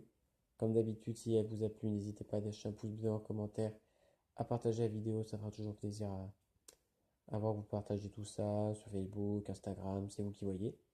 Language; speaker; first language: French; native; French